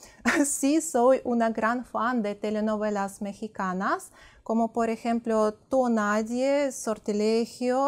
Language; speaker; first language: Spanish; non-native, fluent; Russian